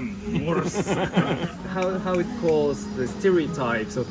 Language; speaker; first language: English; non-native, learner; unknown